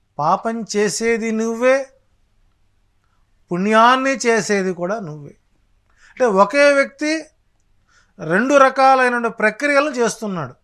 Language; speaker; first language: Telugu; native; Telugu